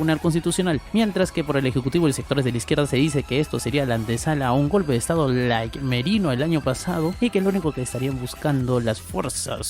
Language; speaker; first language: Spanish; native; Spanish